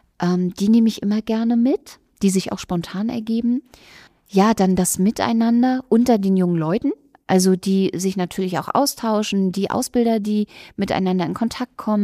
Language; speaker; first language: German; native; German